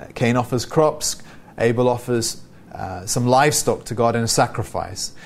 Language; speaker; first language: English; native; English